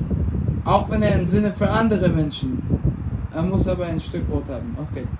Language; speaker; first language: German; non-native, fluent; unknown